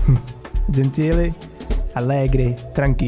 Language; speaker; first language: Italian; non-native, learner; Czech